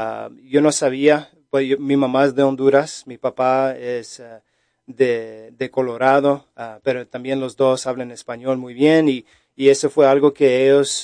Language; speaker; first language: Spanish; early bilingual, heritage; Spanish